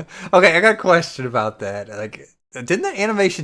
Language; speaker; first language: English; native; English